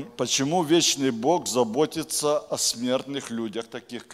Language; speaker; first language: Polish; non-native, learner; Russian